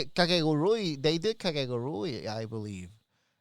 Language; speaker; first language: English; native; English